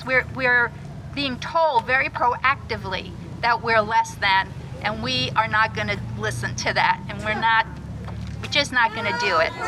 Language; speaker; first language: English; early bilingual, other home language; Spanish